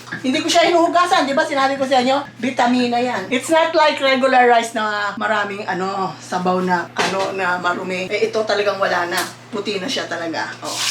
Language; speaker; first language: Filipino; native; Filipino